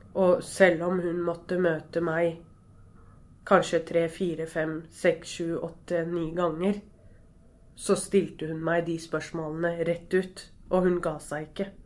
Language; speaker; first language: Norwegian; early bilingual, other home language; Arabic